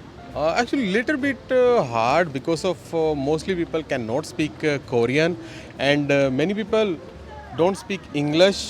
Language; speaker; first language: English; non-native, learner; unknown